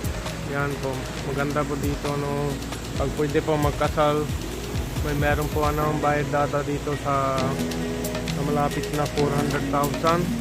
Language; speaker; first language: Filipino; non-native, learner; Punjabi